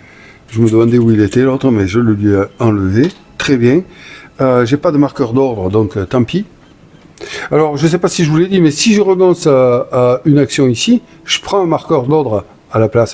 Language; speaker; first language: French; native; French